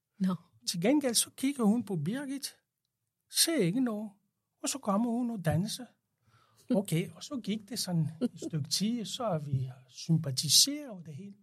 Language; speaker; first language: Danish; non-native, fluent; French